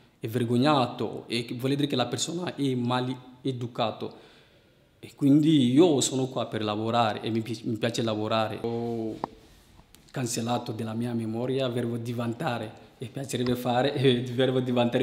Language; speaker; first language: Italian; non-native, learner; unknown